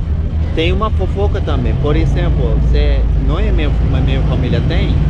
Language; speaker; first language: Portuguese; non-native, learner; Turkish